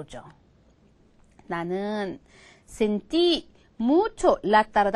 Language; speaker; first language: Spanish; non-native, fluent; Korean